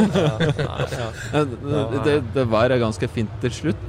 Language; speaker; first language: Norwegian; non-native, fluent; Polish